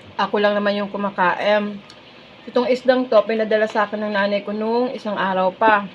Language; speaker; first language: Filipino; non-native, local second language; Bikol